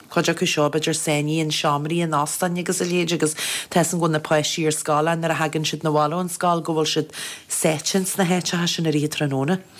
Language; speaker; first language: Irish; native; Irish